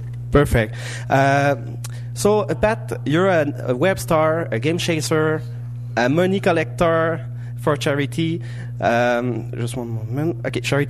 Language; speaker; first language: English; non-native, fluent; French